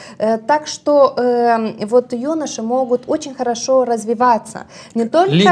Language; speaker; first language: Russian; non-native, local second language; Romanian